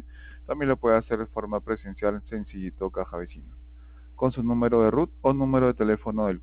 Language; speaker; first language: Spanish; native; Spanish